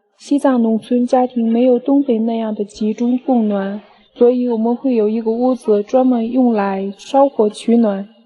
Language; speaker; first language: Chinese; non-native, local second language; Tibetan